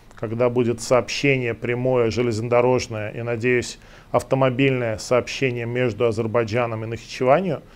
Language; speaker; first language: Russian; native; Russian